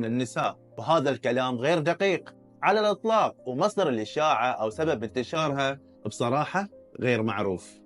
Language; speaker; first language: Arabic; native; Arabic